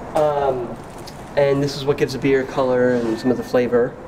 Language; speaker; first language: English; native; English